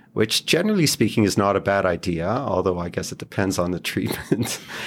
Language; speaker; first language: English; non-native, fluent; Hebrew